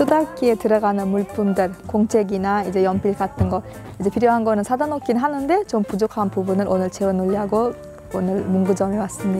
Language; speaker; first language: Korean; non-native, fluent; Uzbek